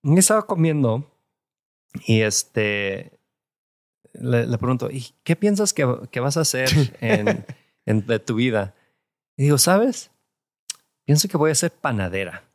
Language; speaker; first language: Spanish; native; Spanish